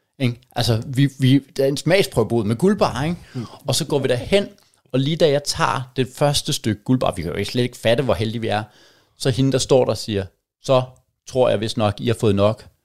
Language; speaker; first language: Danish; native; Danish